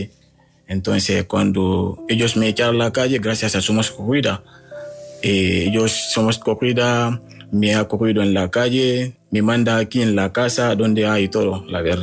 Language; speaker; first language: Spanish; non-native, learner; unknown